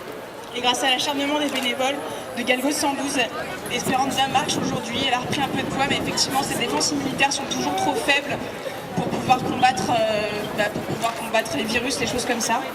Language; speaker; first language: French; native; French